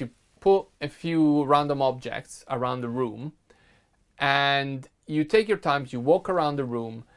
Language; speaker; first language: English; non-native, fluent; Italian